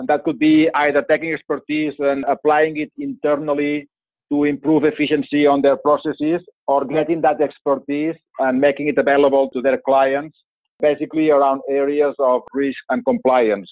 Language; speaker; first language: English; non-native, fluent; Spanish